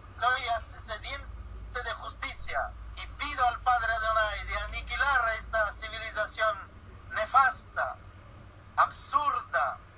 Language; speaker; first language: Spanish; non-native, fluent; Italian